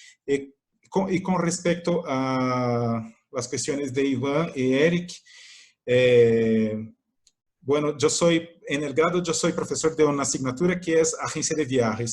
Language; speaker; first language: Spanish; non-native, fluent; Portuguese